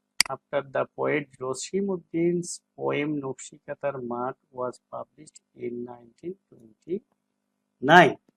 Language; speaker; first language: English; non-native, local second language; Bangla